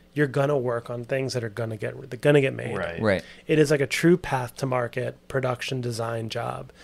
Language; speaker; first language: English; native; English